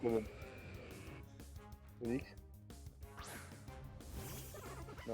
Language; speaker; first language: French; native; French